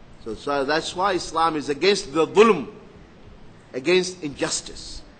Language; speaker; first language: English; non-native, fluent; Arabic